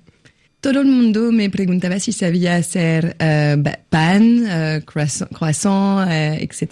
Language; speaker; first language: Spanish; non-native, fluent; French